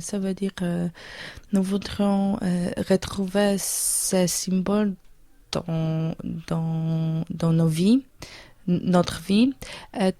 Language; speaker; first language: French; non-native, learner; Polish